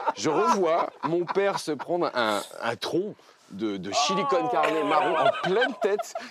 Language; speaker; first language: French; native; French